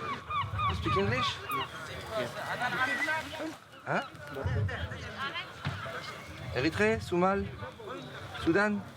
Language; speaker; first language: English; non-native, learner; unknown